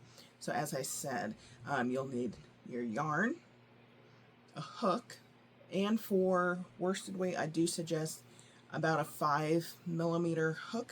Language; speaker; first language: English; native; English